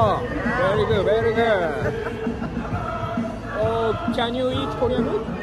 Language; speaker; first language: English; non-native, learner; Japanese